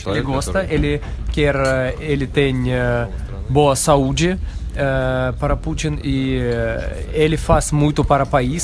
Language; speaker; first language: Portuguese; non-native, learner; Russian